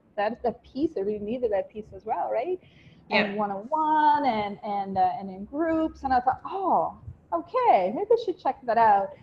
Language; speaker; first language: English; non-native, fluent; Portuguese